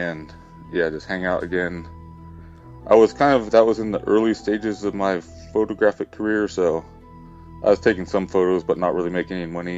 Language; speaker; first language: English; native; English